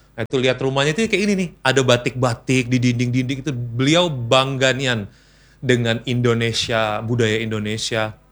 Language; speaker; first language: Indonesian; native; Indonesian